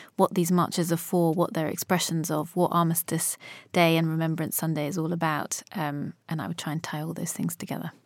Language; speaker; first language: English; early bilingual, other home language; Polish